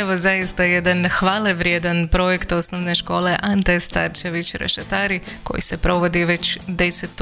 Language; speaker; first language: Croatian; native; Croatian